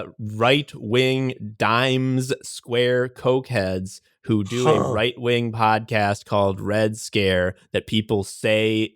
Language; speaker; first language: English; native; English